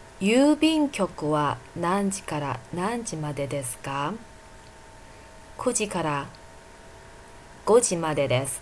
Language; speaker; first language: Japanese; non-native, fluent; Chinese